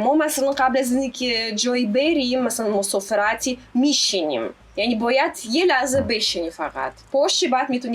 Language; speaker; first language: Persian; non-native, fluent; Russian